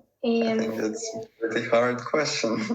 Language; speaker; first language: English; non-native, fluent; Russian